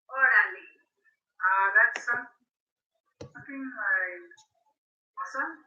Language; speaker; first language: English; non-native, learner; Spanish